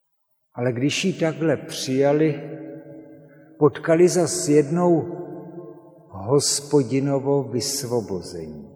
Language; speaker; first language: Czech; native; Czech